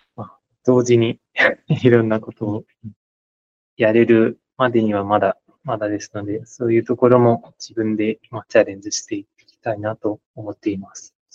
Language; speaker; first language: Japanese; non-native, fluent; Nepali